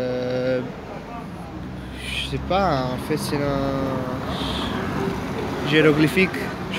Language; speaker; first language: French; non-native, learner; Italian